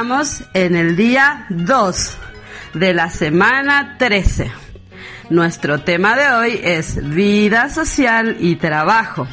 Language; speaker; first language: Spanish; native; Spanish